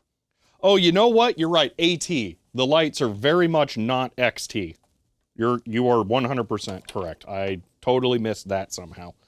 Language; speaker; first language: English; native; English